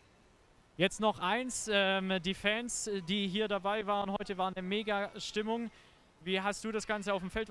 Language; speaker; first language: German; native; German